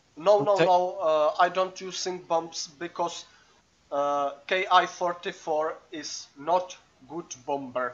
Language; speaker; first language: English; non-native, learner; Czech